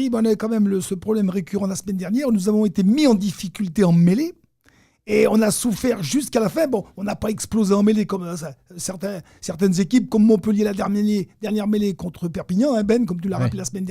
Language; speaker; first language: French; native; French